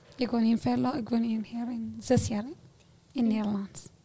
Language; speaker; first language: Dutch; non-native, fluent; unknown